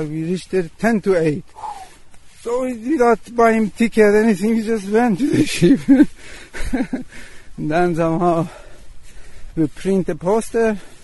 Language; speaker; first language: English; non-native, fluent; Persian